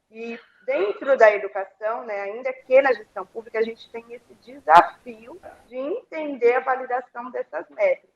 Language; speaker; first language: Portuguese; native; Portuguese